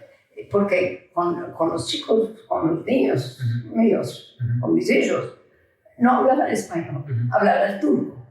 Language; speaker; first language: Spanish; early bilingual, heritage; Ladino